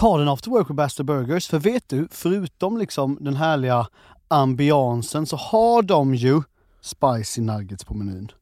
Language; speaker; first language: Swedish; native; Swedish